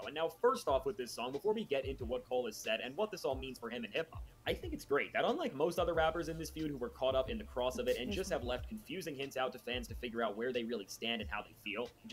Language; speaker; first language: English; native; English